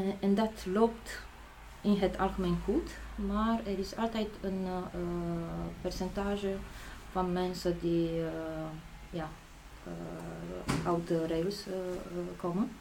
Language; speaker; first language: Dutch; non-native, fluent; Polish